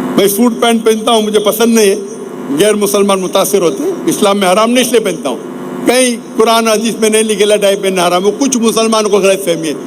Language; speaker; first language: Urdu; non-native, local second language; Konkani